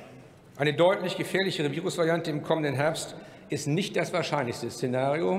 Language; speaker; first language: German; native; German